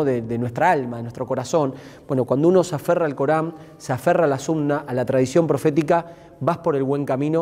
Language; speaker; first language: Spanish; native; Spanish